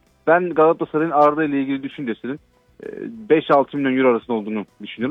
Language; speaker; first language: Turkish; native; Turkish